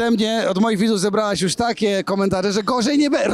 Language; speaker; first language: Polish; native; Polish